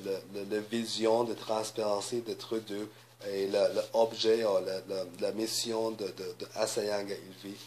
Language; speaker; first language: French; non-native, learner; English